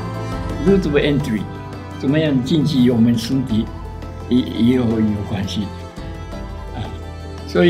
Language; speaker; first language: Chinese; non-native, local second language; Min Nan Chinese